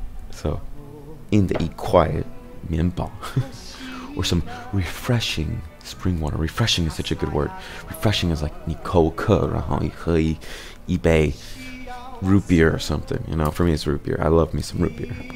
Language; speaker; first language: English; native; English